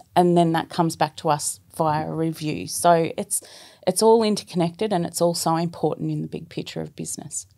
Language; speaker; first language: English; native; English